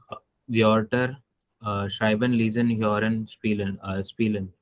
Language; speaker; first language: German; non-native, learner; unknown